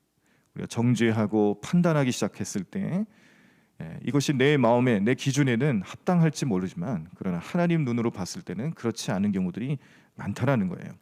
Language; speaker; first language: Korean; native; Korean